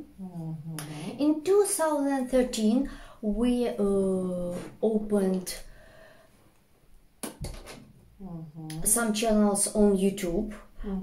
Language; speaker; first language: English; non-native, fluent; Russian